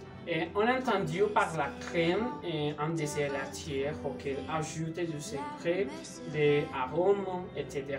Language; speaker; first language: French; non-native, learner; Spanish